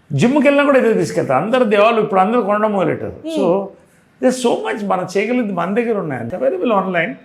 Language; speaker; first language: Telugu; native; Telugu